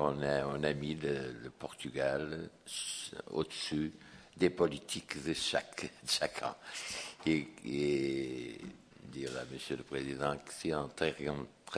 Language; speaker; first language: French; non-native, fluent; Portuguese